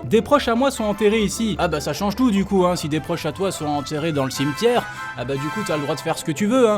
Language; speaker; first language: French; native; French